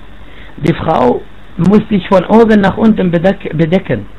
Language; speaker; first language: German; non-native, fluent; Arabic